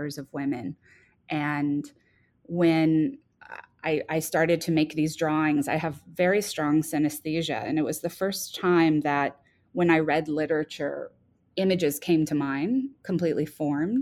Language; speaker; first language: English; native; English